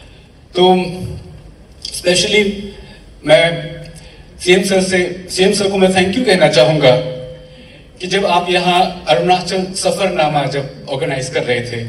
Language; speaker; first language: Hindi; non-native, local second language; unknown